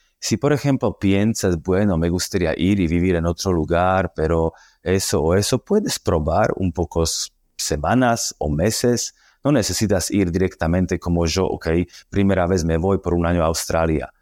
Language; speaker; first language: Spanish; non-native, fluent; Slovak